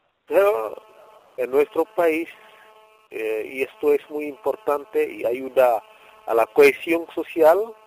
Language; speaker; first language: Spanish; non-native, fluent; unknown